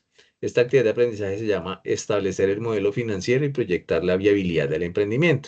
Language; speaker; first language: Spanish; native; Spanish